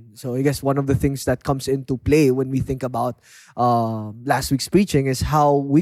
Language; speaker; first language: English; non-native, local second language; Filipino